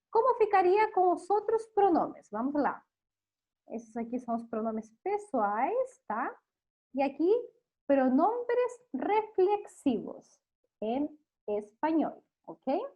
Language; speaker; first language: Portuguese; non-native, fluent; Spanish